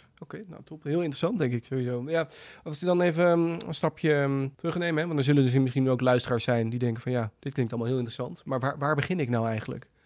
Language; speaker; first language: Dutch; native; Dutch